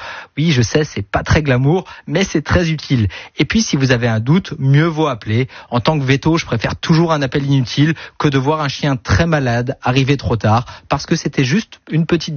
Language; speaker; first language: French; native; French